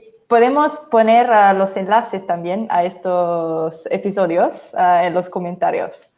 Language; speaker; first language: Spanish; non-native, fluent; English